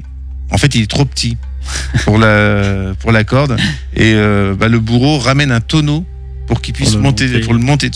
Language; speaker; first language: French; native; French